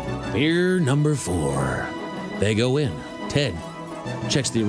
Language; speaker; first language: English; native; English